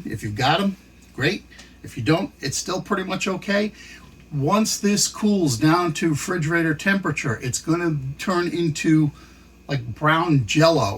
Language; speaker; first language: English; native; English